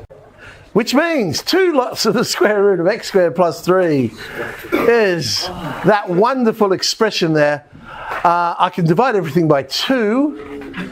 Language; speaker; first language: English; native; English